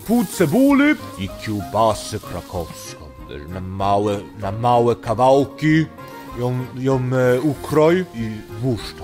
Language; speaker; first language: Polish; early bilingual, heritage; Polish